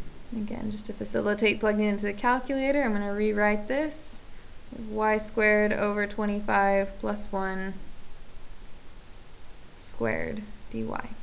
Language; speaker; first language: English; native; English